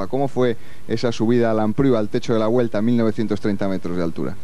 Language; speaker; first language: Spanish; native; Spanish